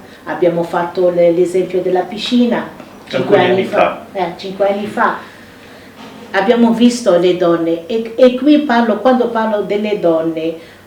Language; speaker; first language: Italian; non-native, fluent; Arabic